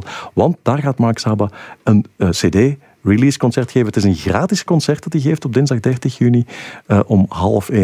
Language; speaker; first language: Dutch; native; Dutch